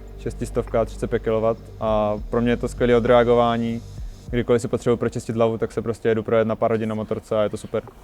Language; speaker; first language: Czech; native; Czech